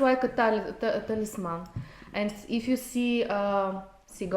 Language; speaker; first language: English; non-native, learner; Bulgarian